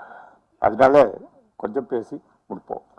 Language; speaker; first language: Tamil; non-native, fluent; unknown